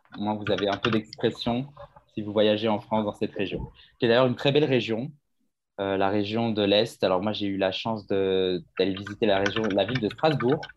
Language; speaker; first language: French; native; French